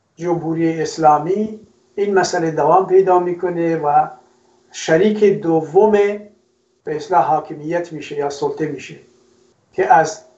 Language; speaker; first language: Persian; non-native, local second language; Kurdish